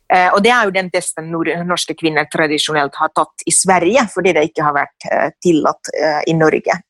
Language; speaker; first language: Norwegian; non-native, fluent; Finnish